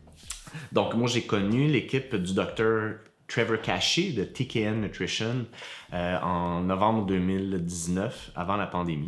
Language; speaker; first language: French; native; French